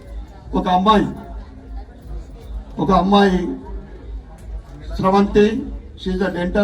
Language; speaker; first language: Telugu; native; Telugu